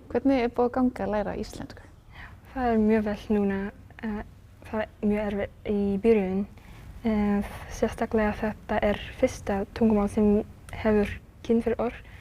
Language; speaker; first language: Icelandic; non-native, learner; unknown